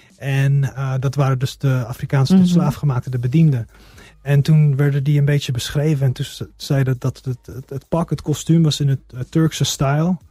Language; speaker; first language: Dutch; early bilingual, heritage; Dutch